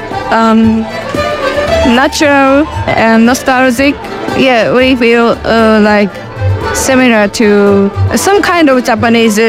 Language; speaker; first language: English; non-native, fluent; Japanese